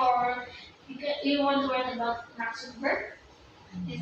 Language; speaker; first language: English; non-native, fluent; Indonesian